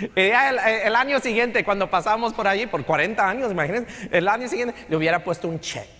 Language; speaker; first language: Spanish; native; Spanish